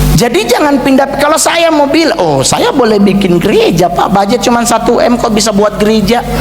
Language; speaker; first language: Indonesian; native; Indonesian